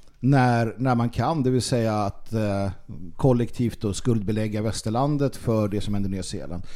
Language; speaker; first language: Swedish; native; Swedish